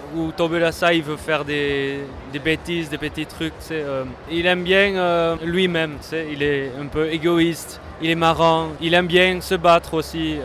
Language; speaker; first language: French; non-native, fluent; Dutch